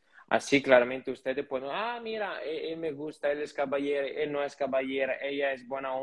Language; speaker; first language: Spanish; non-native, fluent; Italian